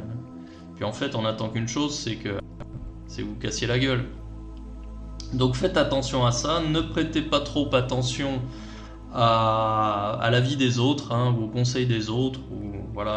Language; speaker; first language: French; native; French